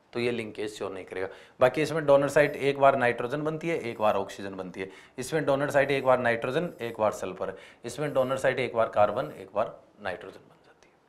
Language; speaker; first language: Hindi; native; Hindi